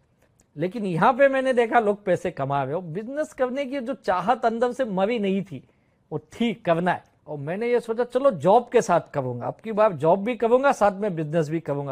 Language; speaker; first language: Hindi; native; Hindi